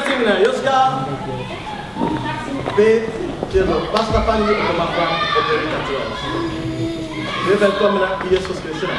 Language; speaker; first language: Swedish; non-native, learner; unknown